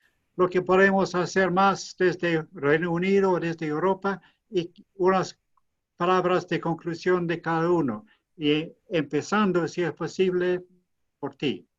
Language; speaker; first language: Spanish; non-native, fluent; English